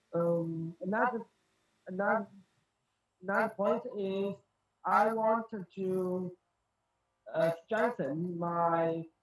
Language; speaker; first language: English; non-native, learner; Chinese